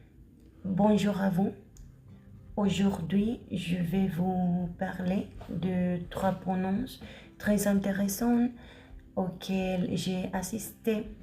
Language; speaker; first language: French; non-native, learner; Spanish